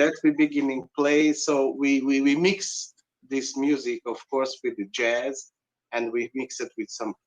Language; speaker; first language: English; non-native, learner; Hungarian